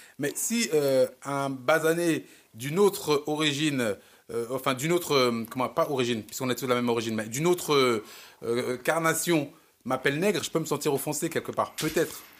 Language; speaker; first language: French; early bilingual, other home language; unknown